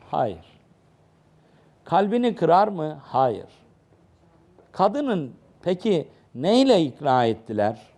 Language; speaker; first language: Turkish; native; Turkish